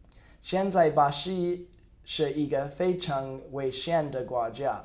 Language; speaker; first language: Chinese; non-native, learner; English